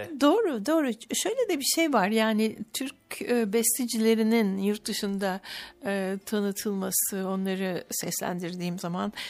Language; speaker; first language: Turkish; native; Turkish